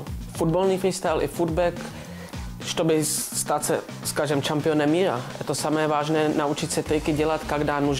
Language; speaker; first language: Russian; non-native, learner; Czech